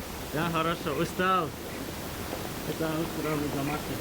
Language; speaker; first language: Russian; non-native, learner; English